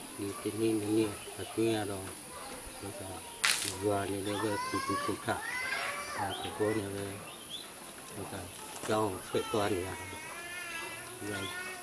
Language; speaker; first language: Burmese; non-native, local second language; Western Kayah